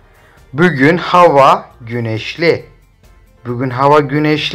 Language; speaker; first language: Turkish; non-native, fluent; Somali